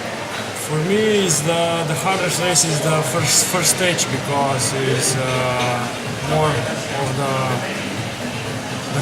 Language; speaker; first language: English; non-native, learner; Slovenian